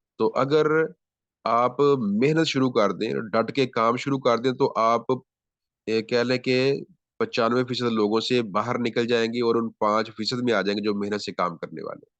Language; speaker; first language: Urdu; non-native, local second language; Punjabi